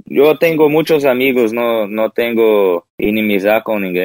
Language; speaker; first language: Spanish; non-native, learner; Portuguese